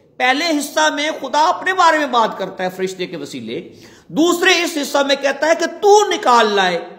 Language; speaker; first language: Urdu; non-native, local second language; Punjabi